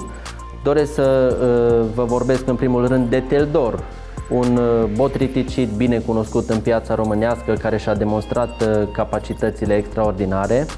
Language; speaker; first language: Romanian; native; Romanian